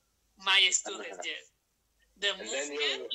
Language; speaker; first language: English; non-native, learner; Spanish